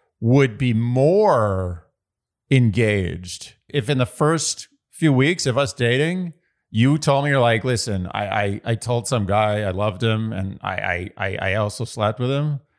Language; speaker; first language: English; native; English